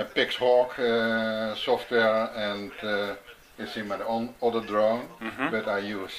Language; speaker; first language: English; non-native, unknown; Dutch